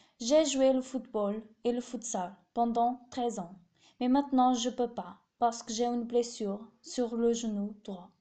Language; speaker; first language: French; non-native, learner; Portuguese